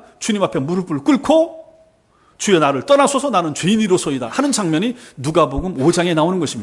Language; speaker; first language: Korean; native; Korean